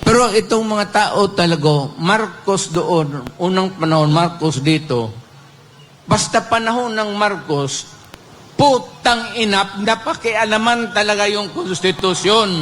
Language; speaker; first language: Filipino; non-native, local second language; Cebuano